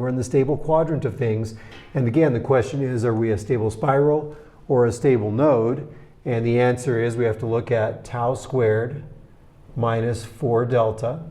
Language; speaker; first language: English; native; English